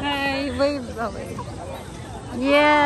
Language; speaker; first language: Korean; non-native, fluent; Hiligaynon